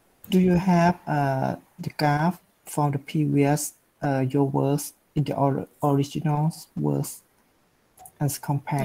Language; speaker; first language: English; non-native, learner; Thai